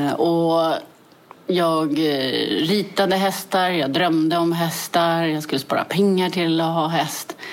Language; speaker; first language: Swedish; early bilingual, other home language; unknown